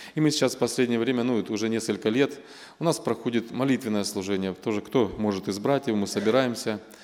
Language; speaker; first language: Russian; non-native, local second language; Armenian